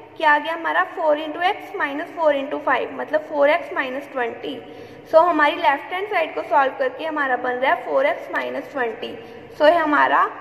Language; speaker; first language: Hindi; non-native, local second language; Punjabi